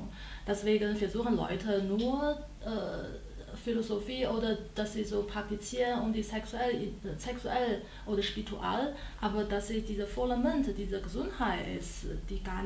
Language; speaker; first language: German; non-native, learner; Chinese